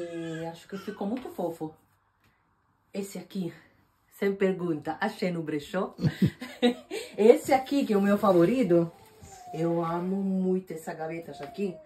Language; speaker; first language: Portuguese; non-native, fluent; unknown